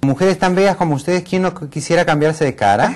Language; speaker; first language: Spanish; native; Spanish